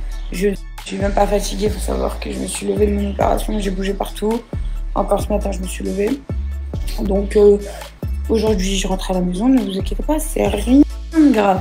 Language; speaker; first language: French; native; French